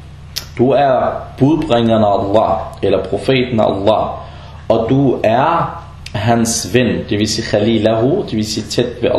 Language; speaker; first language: Danish; non-native, fluent; Arabic